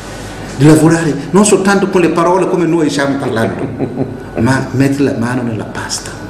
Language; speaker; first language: Italian; non-native, fluent; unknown